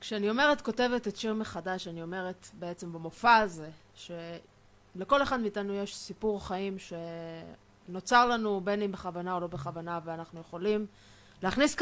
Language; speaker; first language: Hebrew; native; Hebrew